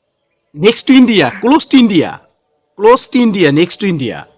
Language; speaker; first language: English; non-native, learner; Bangla